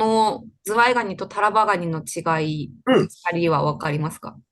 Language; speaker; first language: Japanese; native; Japanese